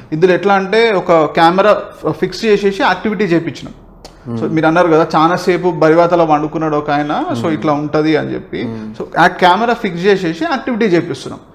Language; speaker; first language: Telugu; native; Telugu